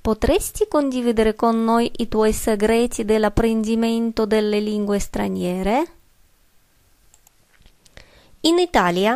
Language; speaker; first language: Italian; non-native, fluent; Russian